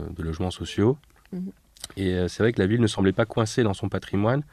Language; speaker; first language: French; native; French